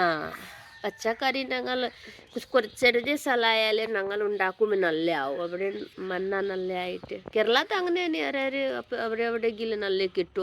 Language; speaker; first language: Malayalam; non-native, learner; Hindi